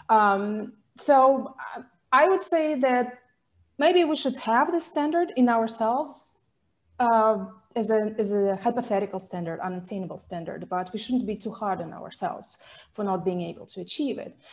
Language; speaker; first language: English; non-native, fluent; Russian